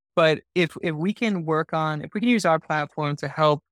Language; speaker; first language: English; native; English